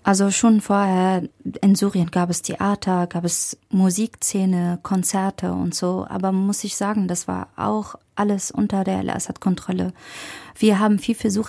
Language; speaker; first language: German; non-native, fluent; Arabic